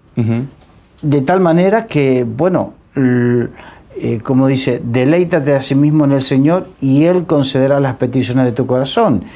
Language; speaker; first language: Spanish; native; Spanish